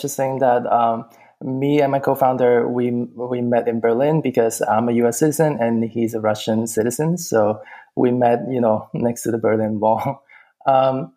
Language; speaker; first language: English; native; English